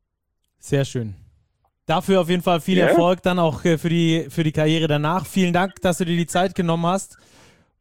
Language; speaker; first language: German; native; German